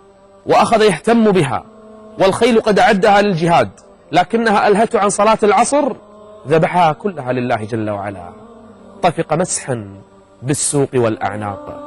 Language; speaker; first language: Arabic; native; Arabic